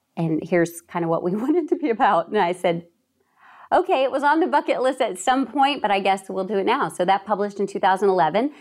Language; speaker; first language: English; native; English